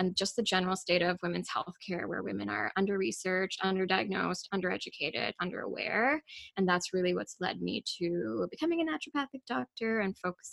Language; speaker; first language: English; non-native, local second language; Urdu